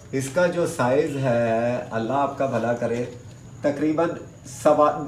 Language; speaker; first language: Urdu; native; Urdu